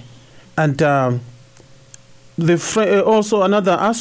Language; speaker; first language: English; non-native, local second language; Shona